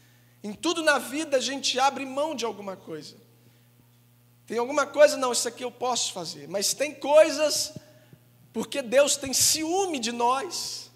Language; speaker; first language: Portuguese; native; Portuguese